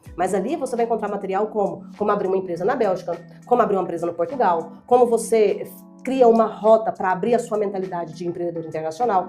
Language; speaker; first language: Portuguese; native; Portuguese